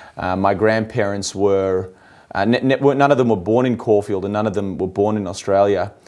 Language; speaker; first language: English; native; English